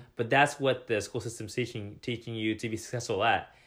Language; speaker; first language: English; native; English